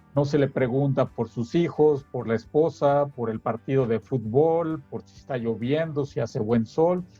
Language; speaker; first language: Spanish; native; Spanish